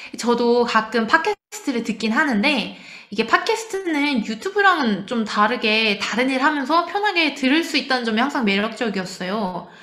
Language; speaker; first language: Korean; native; Korean